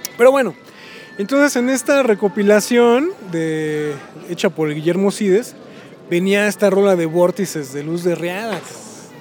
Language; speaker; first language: Spanish; native; Spanish